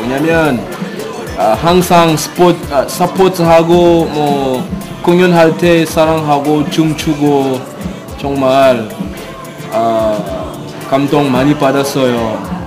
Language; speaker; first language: Korean; non-native, learner; Lingala